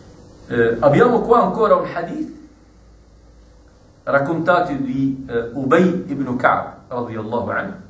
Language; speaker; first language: Italian; non-native, fluent; Arabic